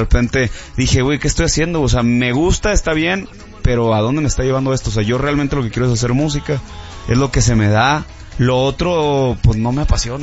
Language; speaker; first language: Spanish; native; Spanish